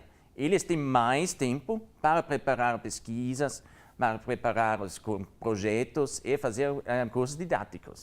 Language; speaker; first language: Portuguese; non-native, learner; German